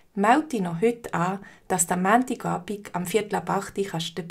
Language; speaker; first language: German; native; German